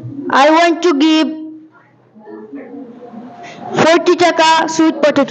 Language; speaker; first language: English; non-native, learner; Bangla